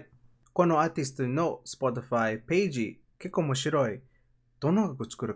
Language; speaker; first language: Japanese; non-native, learner; Spanish